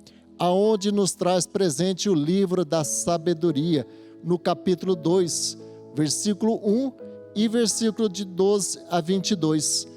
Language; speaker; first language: Portuguese; native; Portuguese